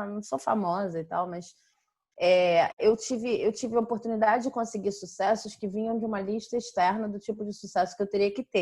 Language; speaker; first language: Portuguese; native; Portuguese